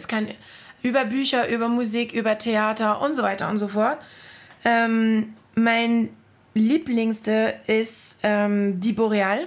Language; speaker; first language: German; non-native, fluent; French